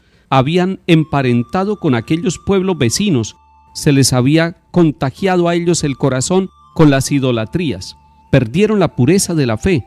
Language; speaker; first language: Spanish; native; Spanish